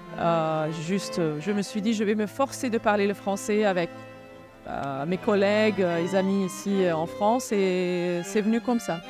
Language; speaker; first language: French; non-native, fluent; Arabic